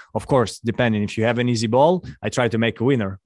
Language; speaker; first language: English; non-native, fluent; Russian